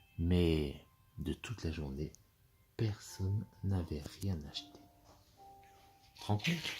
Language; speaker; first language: French; native; French